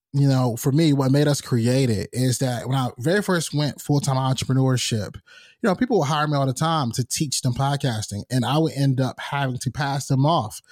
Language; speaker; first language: English; native; English